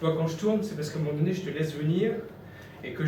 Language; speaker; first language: French; native; French